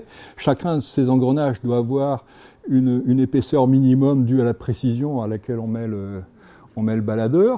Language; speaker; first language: French; native; French